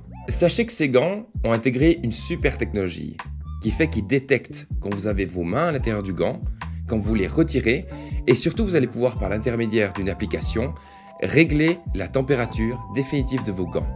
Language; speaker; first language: French; native; French